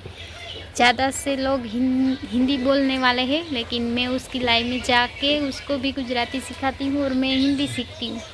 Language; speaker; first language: Hindi; non-native, local second language; Gujarati